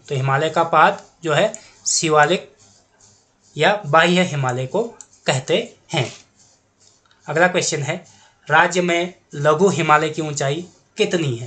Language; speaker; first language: Hindi; native; Hindi